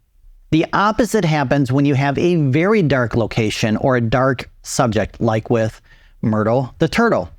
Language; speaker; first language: English; native; English